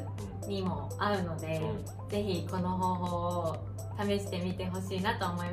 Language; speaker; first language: Japanese; native; Japanese